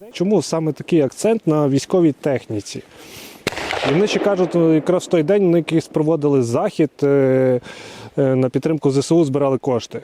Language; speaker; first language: Ukrainian; native; Ukrainian